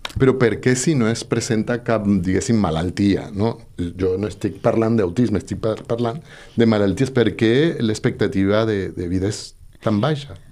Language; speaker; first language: Catalan; non-native, local second language; Spanish